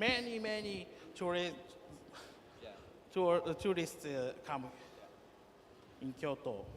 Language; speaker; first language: English; non-native, learner; Japanese